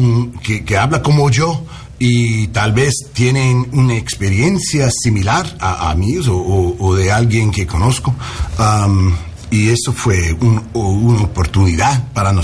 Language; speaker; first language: Spanish; non-native, learner; English